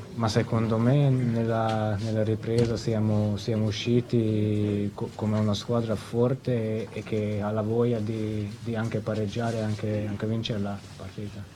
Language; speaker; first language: Italian; non-native, fluent; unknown